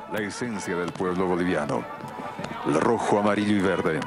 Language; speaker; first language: Spanish; native; Spanish